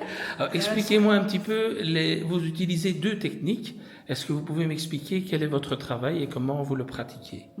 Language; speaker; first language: French; native; French